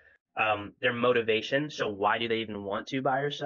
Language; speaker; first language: English; native; English